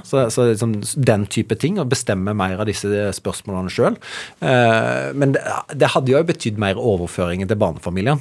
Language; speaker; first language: Norwegian; native; Norwegian